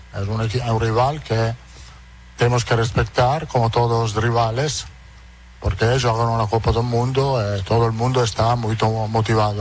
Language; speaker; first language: Portuguese; non-native, fluent; Italian